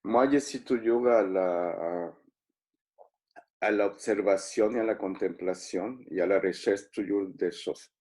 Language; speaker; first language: French; non-native, fluent; Spanish